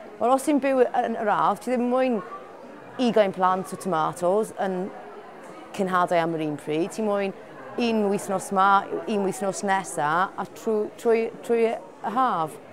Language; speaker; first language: Welsh; non-native, learner; English